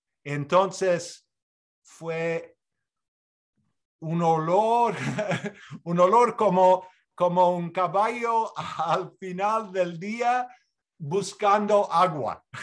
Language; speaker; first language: Spanish; non-native, fluent; English